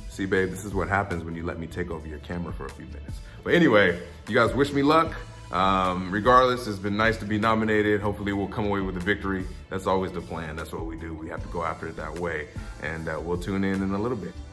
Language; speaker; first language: English; native; English